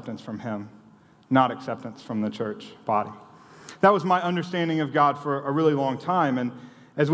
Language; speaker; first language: English; native; English